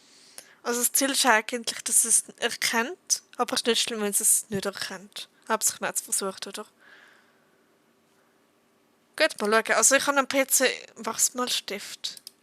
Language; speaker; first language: German; native; German